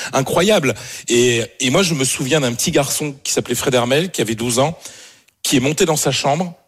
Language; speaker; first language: French; native; French